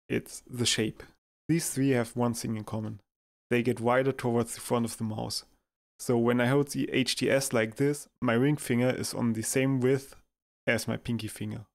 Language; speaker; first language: English; non-native, fluent; German